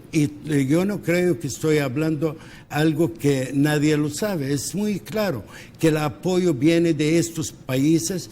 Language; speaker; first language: Spanish; non-native, local second language; Arabic